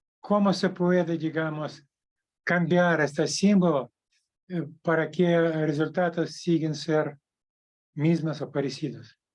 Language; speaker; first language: Spanish; non-native, learner; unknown